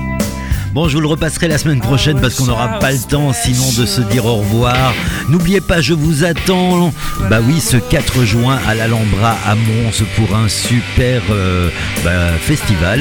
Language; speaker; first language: French; native; French